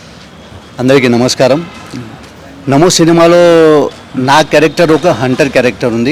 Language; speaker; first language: Telugu; non-native, learner; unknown